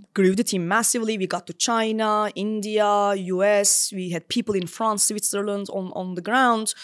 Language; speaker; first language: English; non-native, fluent; Turkish